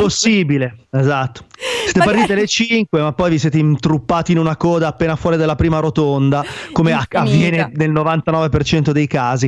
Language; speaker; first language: Italian; native; Italian